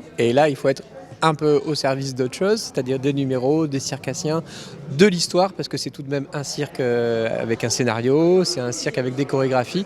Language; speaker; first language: French; native; French